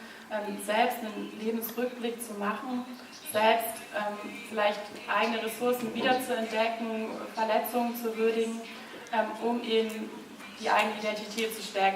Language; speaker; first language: German; native; German